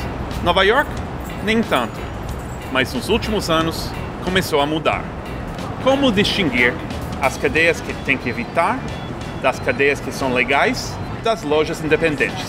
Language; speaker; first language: Portuguese; non-native, fluent; English